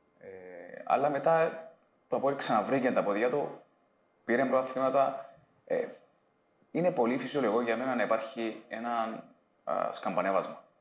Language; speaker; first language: Greek; native; Greek